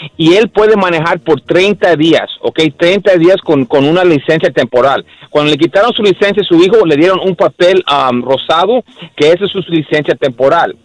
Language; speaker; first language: Spanish; early bilingual, heritage; Spanish